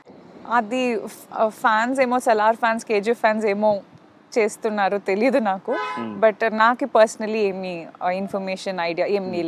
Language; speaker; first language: Telugu; non-native, local second language; Kannada